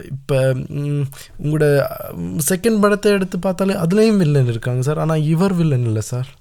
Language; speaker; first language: Tamil; early bilingual, heritage; Tamil